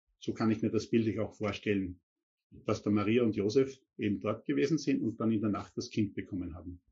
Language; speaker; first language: German; native; German